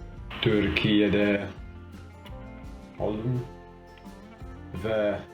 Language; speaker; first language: Turkish; non-native, learner; English